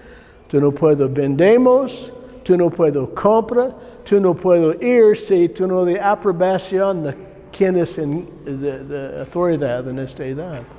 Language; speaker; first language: Spanish; non-native, learner; English